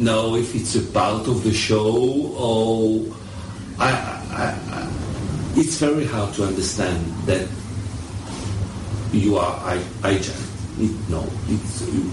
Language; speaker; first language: English; early bilingual, other home language; French